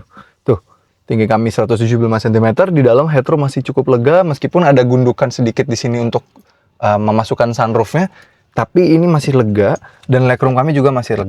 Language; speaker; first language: Indonesian; native; Indonesian